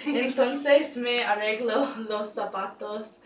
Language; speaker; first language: Spanish; non-native, learner; English